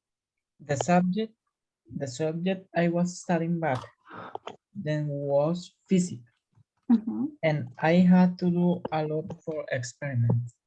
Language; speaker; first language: English; non-native, learner; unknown